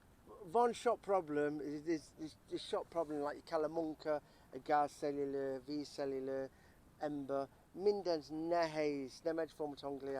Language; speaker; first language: Hungarian; early bilingual, heritage; English